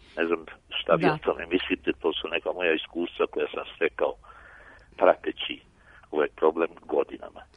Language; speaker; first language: Serbian; native; Serbian